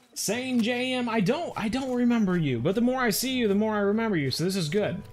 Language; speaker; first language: English; native; English